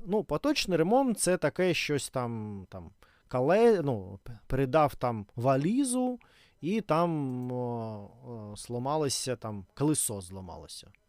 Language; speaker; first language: Ukrainian; non-native, learner; Russian